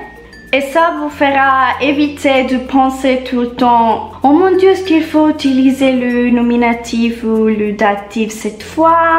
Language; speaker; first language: French; non-native, learner; Italian